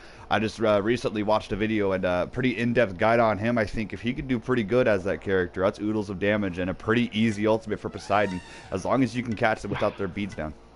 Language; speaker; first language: English; native; English